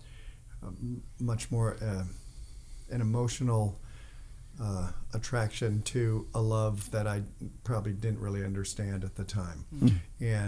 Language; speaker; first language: English; native; English